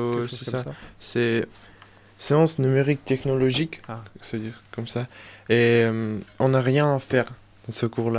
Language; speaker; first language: French; non-native, learner; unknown